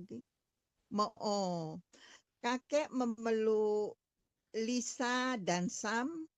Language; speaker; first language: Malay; non-native, learner; Indonesian